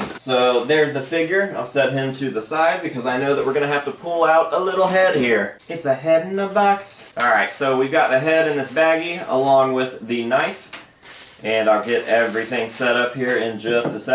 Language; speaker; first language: English; native; English